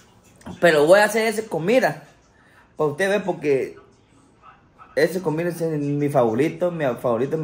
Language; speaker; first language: Spanish; non-native, learner; Chinese